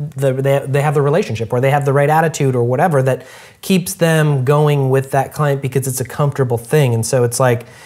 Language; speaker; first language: English; native; English